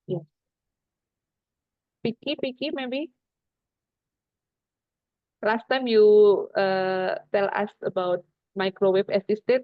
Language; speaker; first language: English; non-native, fluent; Indonesian